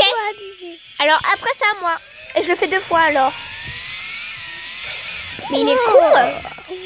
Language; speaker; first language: French; native; French